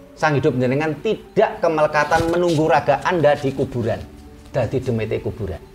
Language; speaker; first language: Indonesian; non-native, local second language; Javanese